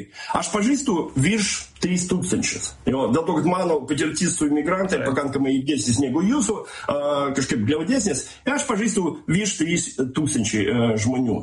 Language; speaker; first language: Lithuanian; non-native, local second language; Russian